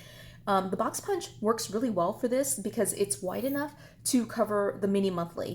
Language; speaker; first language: English; native; English